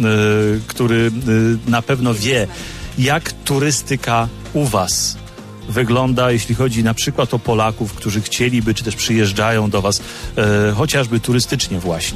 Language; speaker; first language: Polish; native; Polish